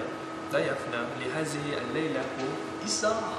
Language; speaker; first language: Arabic; non-native, learner; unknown